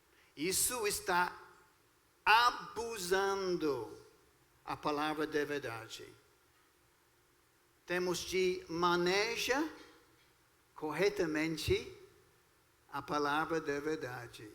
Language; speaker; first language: Portuguese; non-native, fluent; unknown